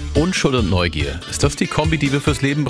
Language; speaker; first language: German; native; German